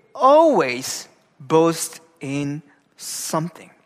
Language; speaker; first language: English; non-native, fluent; Korean